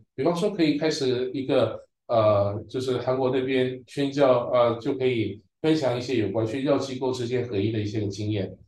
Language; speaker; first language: Chinese; early bilingual, heritage; Chinese